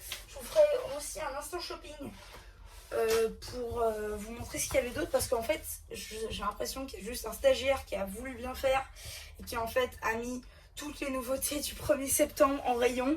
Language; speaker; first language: French; native; French